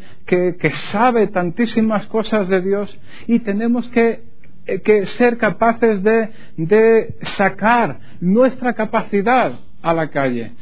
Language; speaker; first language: Spanish; native; Spanish